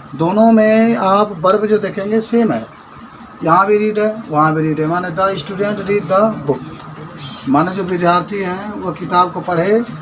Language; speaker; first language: Hindi; native; Hindi